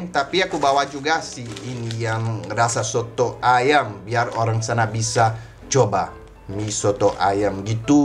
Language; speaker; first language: Indonesian; non-native, fluent; Portuguese